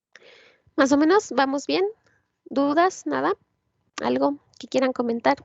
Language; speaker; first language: Spanish; native; Spanish